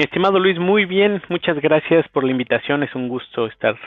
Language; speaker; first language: Spanish; native; Spanish